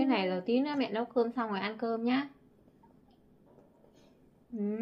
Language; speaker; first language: Vietnamese; native; Vietnamese